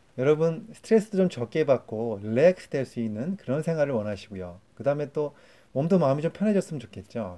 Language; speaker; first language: Korean; native; Korean